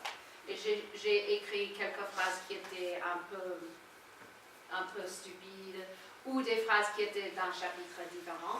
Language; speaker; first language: French; non-native, fluent; English